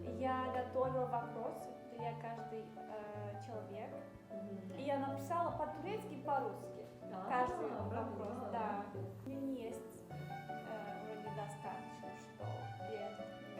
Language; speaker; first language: Russian; non-native, learner; Azerbaijani